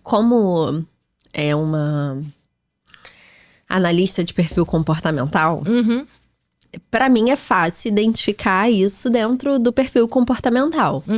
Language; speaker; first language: Portuguese; native; Portuguese